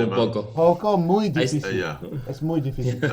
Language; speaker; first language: Spanish; non-native, learner; English